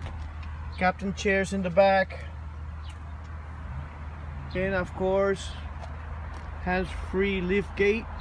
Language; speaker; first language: English; native; English